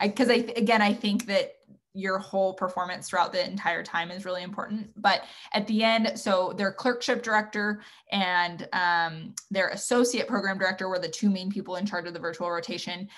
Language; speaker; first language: English; native; English